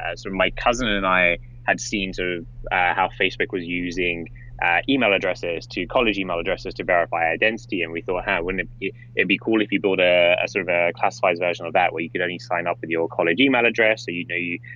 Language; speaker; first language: English; native; English